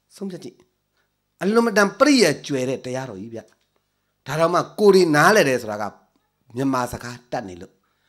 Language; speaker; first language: Burmese; native; Burmese